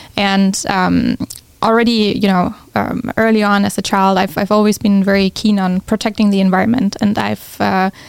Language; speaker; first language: English; non-native, fluent; German